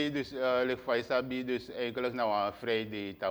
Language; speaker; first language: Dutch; non-native, local second language; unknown